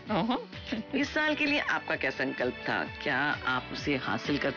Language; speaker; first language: Hindi; native; Hindi